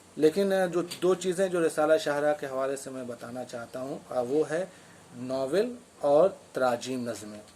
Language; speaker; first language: Urdu; native; Urdu